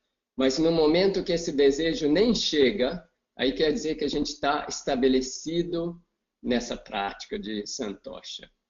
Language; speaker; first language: Portuguese; non-native, fluent; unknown